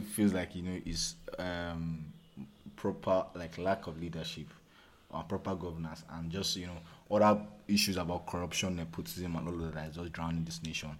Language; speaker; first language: English; non-native, local second language; Yoruba